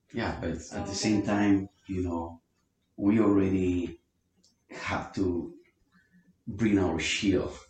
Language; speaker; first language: English; non-native, fluent; Spanish